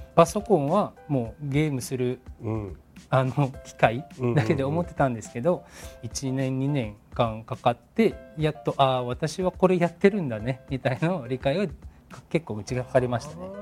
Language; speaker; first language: Japanese; non-native, fluent; Filipino